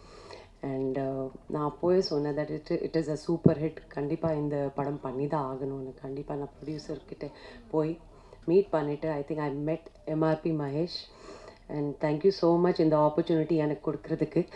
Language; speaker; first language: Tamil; non-native, fluent; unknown